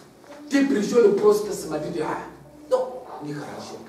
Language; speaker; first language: Russian; non-native, learner; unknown